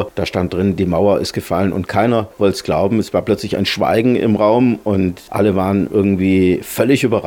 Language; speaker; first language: German; native; German